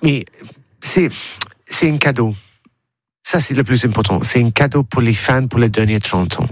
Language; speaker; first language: French; non-native, learner; English